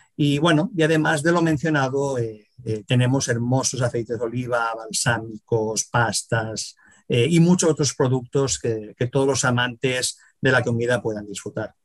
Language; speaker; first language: Spanish; native; Spanish